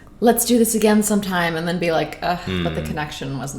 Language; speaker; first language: English; native; English